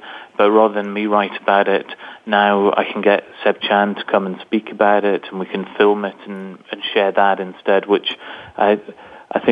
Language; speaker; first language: English; native; English